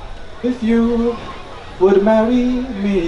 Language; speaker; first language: English; non-native, local second language; Malay